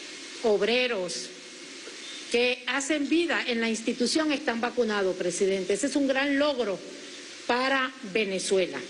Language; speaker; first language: Spanish; native; Spanish